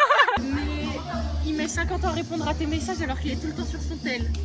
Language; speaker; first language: French; native; French